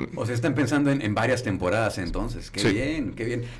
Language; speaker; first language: Spanish; native; Spanish